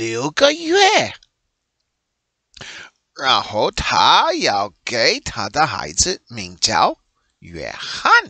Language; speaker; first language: Chinese; non-native, learner; English